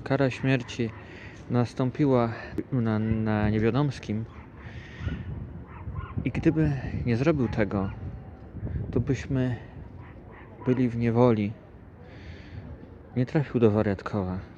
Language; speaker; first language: Polish; native; Polish